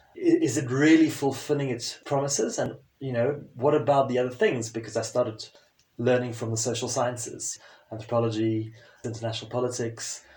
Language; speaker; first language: English; non-native, local second language; French